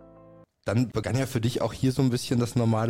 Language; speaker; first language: German; native; German